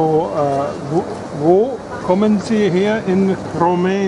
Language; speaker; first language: German; non-native, learner; English